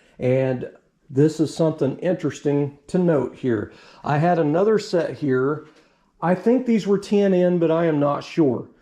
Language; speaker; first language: English; native; English